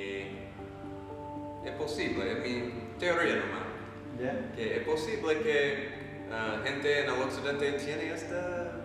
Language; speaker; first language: Spanish; non-native, fluent; English